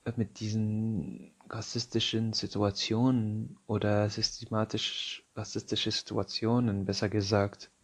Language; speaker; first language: German; non-native, fluent; Arabic